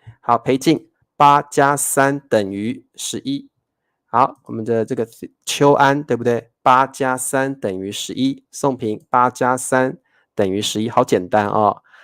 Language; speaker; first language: Chinese; native; Chinese